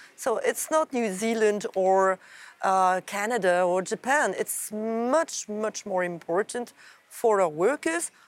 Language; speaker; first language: English; non-native, fluent; French